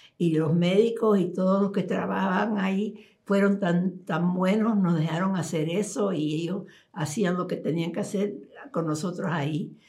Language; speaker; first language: Spanish; early bilingual, heritage; Spanish